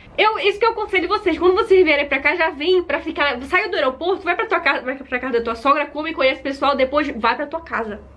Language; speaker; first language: Portuguese; native; Portuguese